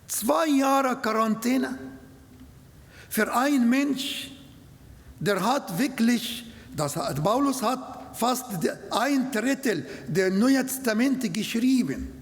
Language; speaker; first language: German; non-native, learner; Arabic